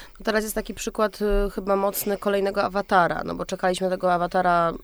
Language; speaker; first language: Polish; native; Polish